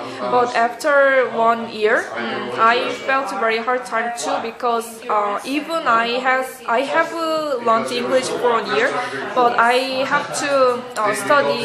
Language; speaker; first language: English; non-native, learner; Korean